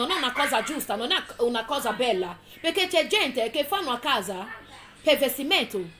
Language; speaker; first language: Italian; non-native, fluent; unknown